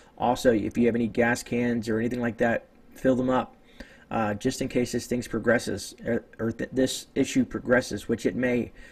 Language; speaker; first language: English; native; English